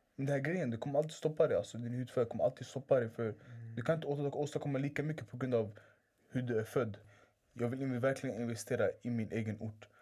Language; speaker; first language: Swedish; early bilingual, other home language; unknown